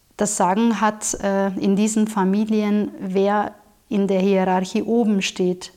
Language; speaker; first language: German; non-native, fluent; Turkish